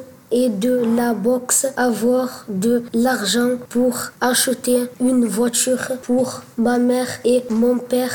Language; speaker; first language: French; early bilingual, other home language; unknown